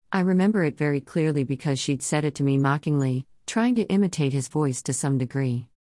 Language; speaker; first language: English; native; English